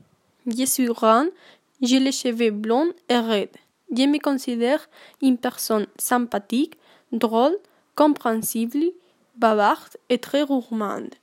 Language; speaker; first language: French; non-native, learner; Spanish